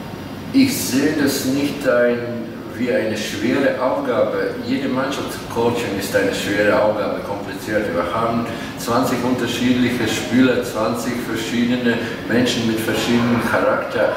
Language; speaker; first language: German; non-native, fluent; Latvian